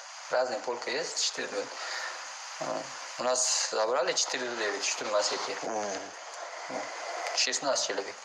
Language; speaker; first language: Russian; non-native, learner; Uzbek